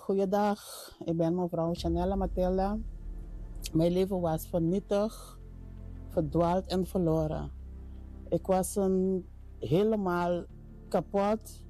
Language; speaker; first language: Dutch; non-native, learner; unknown